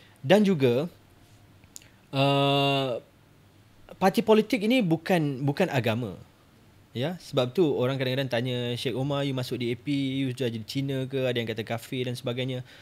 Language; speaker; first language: Malay; native; Malay